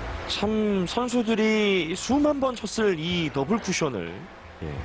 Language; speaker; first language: Korean; native; Korean